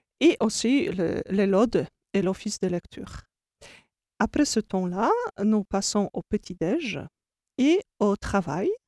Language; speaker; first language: French; non-native, fluent; Polish